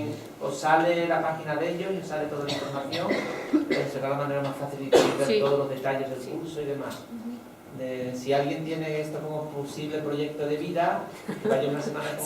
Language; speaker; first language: Spanish; native; Spanish